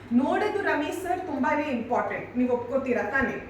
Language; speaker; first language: Kannada; non-native, learner; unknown